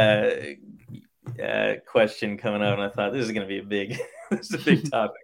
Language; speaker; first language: English; native; English